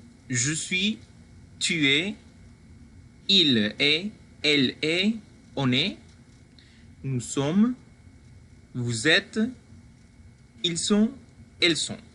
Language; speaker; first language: French; non-native, fluent; Spanish